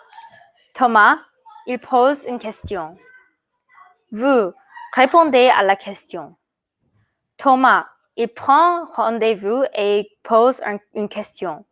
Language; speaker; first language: French; non-native, fluent; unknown